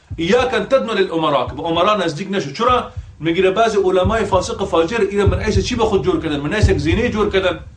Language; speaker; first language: Persian; native; Persian